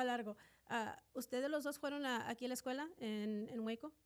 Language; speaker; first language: Spanish; native; Spanish